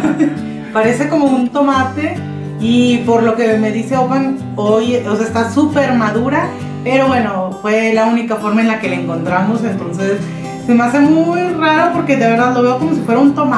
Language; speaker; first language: Spanish; non-native, local second language; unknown